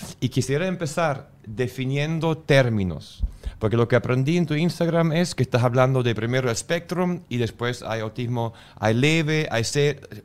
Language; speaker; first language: Spanish; native; Spanish